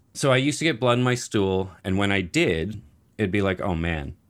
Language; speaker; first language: English; native; English